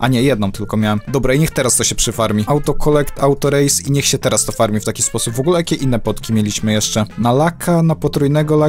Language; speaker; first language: Polish; native; Polish